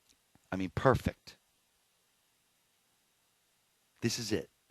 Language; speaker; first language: English; native; English